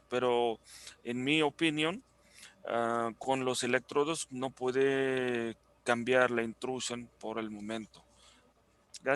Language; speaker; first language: Spanish; non-native, fluent; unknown